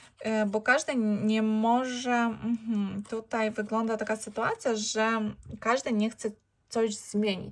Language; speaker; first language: Polish; non-native, learner; Ukrainian